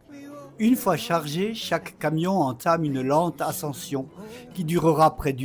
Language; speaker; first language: French; native; French